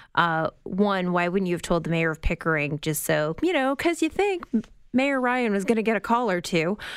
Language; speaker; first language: English; native; English